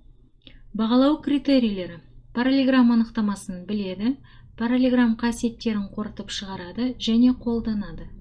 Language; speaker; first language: Kazakh; native; Kazakh